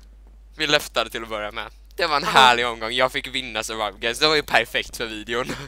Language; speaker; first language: Swedish; native; Swedish